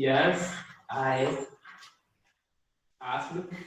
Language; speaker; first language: English; non-native, learner; Hindi